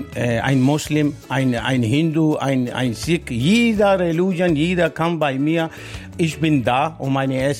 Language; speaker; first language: German; non-native, learner; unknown